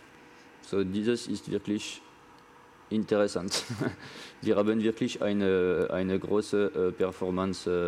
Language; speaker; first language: German; non-native, learner; French